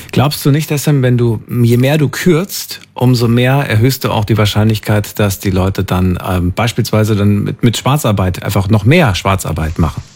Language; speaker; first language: German; native; German